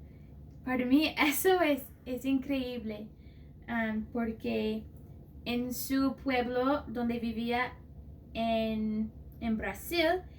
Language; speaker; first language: Spanish; non-native, fluent; English